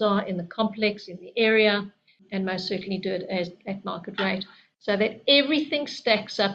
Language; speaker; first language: English; native; English